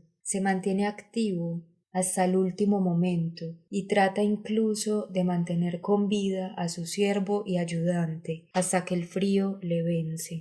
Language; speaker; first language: Spanish; native; Spanish